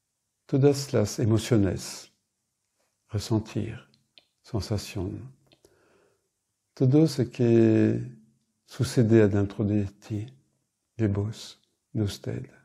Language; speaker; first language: Spanish; non-native, fluent; French